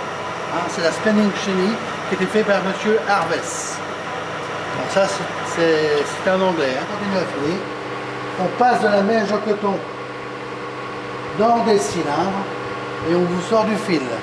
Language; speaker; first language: French; native; French